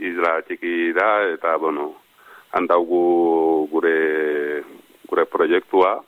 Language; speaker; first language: Basque; non-native, learner; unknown